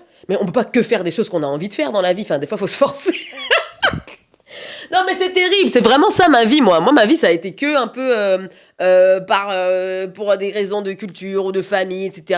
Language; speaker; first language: French; native; French